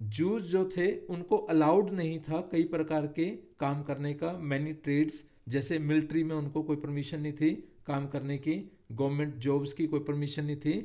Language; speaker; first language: Hindi; native; Hindi